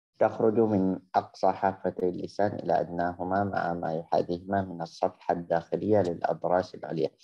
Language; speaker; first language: Arabic; non-native, fluent; Indonesian